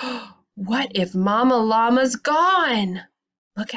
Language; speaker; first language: English; native; English